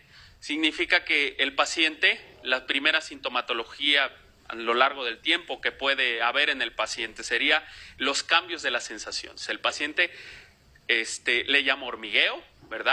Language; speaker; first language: Spanish; native; Spanish